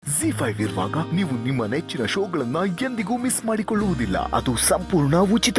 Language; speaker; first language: Kannada; native; Kannada